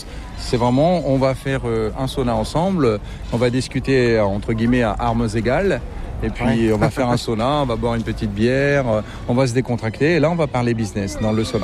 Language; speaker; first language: French; non-native, fluent; Finnish